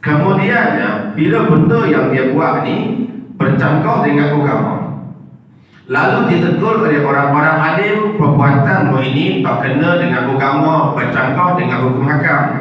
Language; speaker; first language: Malay; non-native, local second language; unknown